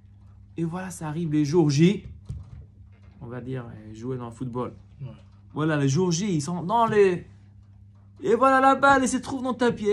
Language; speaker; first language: French; non-native, fluent; Hebrew